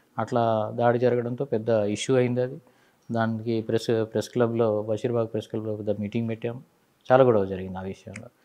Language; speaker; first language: Telugu; non-native, local second language; Urdu